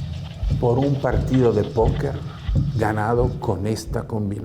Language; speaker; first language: Spanish; native; Spanish